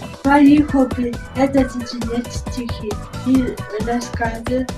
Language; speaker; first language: Russian; non-native, local second language; Kyrgyz